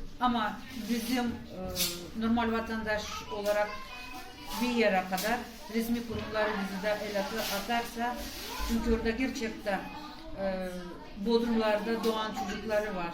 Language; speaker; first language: Turkish; non-native, fluent; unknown